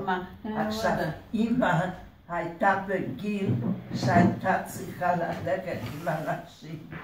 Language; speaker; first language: Hebrew; early bilingual, other home language; Hungarian